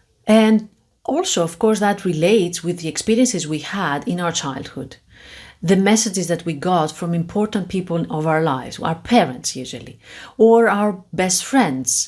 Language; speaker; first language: English; non-native, fluent; Greek